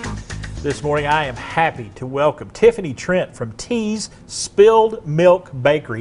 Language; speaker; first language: English; native; English